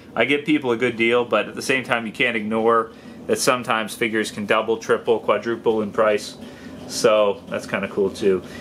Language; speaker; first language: English; native; English